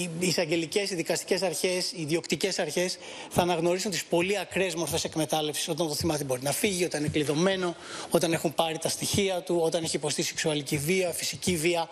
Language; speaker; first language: Greek; native; Greek